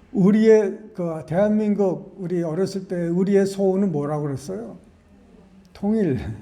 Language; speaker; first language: Korean; native; Korean